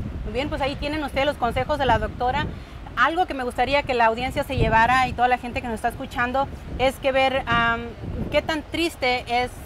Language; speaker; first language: Spanish; native; Spanish